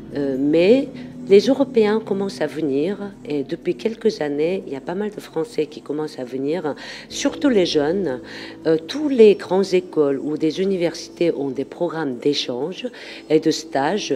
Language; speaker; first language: French; non-native, fluent; Korean